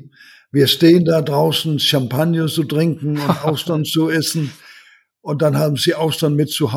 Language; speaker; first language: German; non-native, learner; Danish